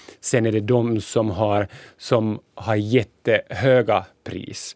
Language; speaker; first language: Swedish; non-native, local second language; Finnish